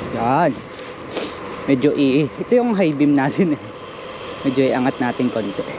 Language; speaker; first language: Filipino; native; Filipino